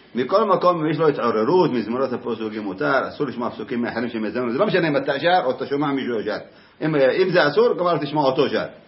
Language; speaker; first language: Hebrew; native; Hebrew